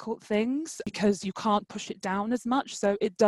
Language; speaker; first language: English; native; English